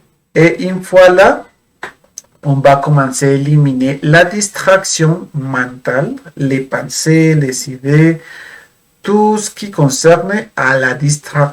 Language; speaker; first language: French; non-native, fluent; Spanish